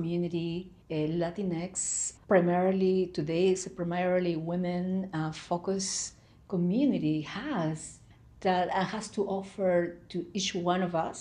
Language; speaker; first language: English; non-native, fluent; Spanish